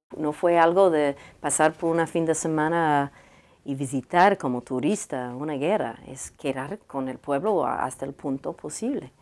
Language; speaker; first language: Spanish; non-native, learner; English